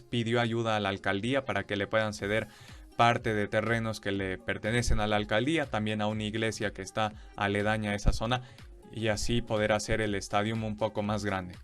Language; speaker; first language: Spanish; native; Spanish